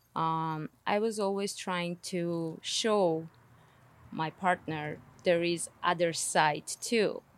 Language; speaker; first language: English; non-native, fluent; Armenian